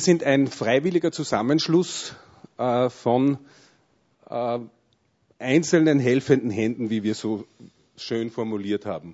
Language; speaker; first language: German; native; German